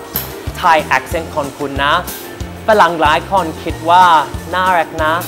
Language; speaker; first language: Thai; non-native, learner; English